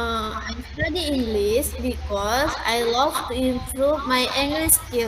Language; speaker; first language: English; non-native, learner; Indonesian